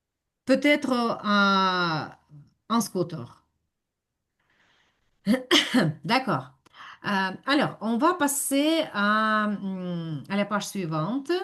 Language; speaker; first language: French; non-native, fluent; Ukrainian